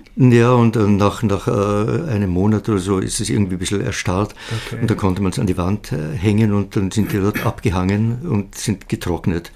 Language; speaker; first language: German; native; German